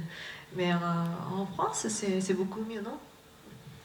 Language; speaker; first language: French; non-native, learner; Japanese